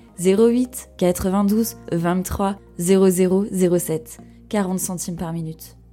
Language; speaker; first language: French; native; French